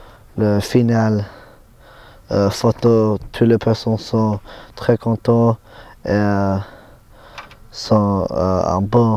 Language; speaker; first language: French; non-native, learner; English